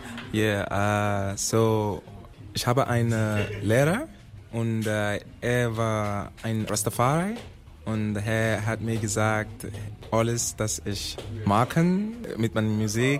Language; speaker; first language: German; non-native, learner; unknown